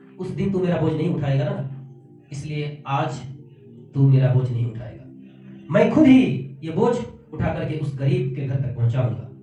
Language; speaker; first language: Urdu; native; Urdu